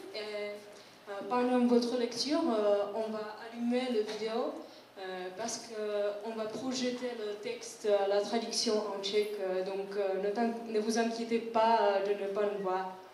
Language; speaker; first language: French; non-native, fluent; Czech